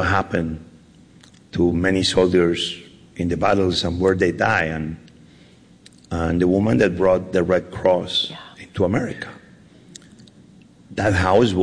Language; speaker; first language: English; non-native, fluent; Spanish